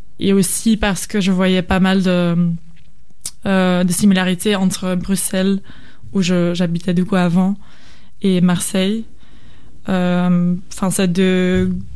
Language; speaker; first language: French; non-native, local second language; Dutch